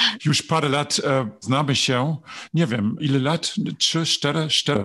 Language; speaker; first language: Polish; non-native, learner; German